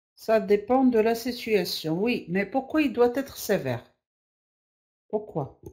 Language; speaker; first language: French; non-native, local second language; Arabic